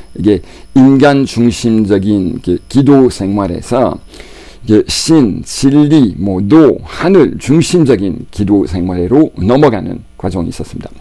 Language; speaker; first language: Korean; non-native, fluent; French